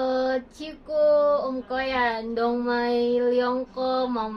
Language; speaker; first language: Cantonese; non-native, learner; Indonesian